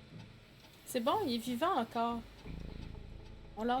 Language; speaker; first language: French; native; French